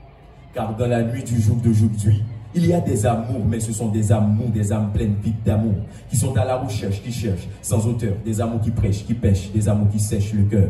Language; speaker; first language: French; non-native, local second language; Haitian Creole